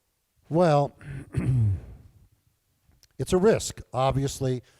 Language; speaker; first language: English; native; English